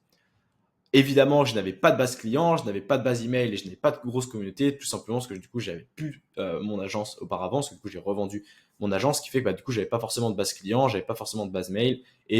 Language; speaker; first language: French; native; French